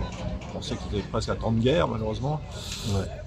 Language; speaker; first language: French; native; French